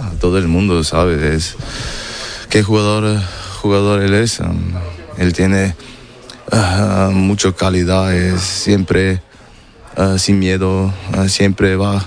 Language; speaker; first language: Spanish; non-native, learner; German